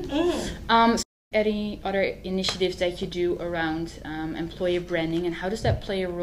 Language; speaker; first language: English; non-native, fluent; Dutch